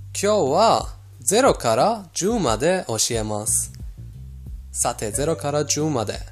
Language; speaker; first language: Japanese; non-native, fluent; Persian